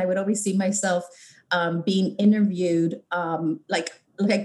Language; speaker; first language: English; native; English